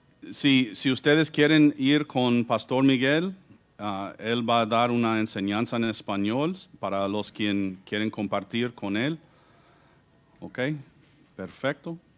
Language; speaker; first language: Spanish; non-native, fluent; English